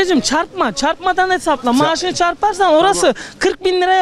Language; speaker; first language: Turkish; native; Turkish